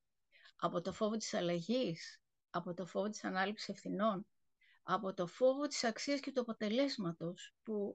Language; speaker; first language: Greek; native; Greek